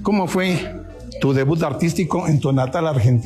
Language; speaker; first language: Spanish; native; Spanish